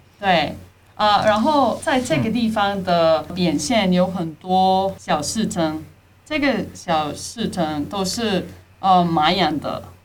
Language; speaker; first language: Chinese; non-native, learner; Spanish